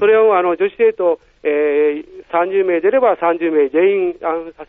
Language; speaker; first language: Japanese; native; Japanese